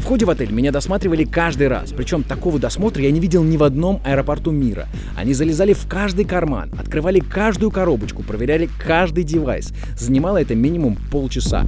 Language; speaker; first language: Russian; native; Russian